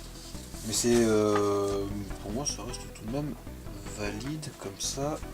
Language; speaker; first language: French; native; French